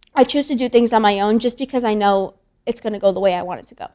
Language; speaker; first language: English; native; English